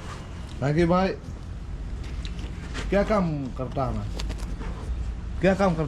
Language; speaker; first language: Hindi; non-native, local second language; Khasi